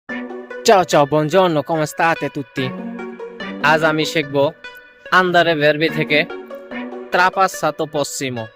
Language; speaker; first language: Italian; non-native, fluent; Bangla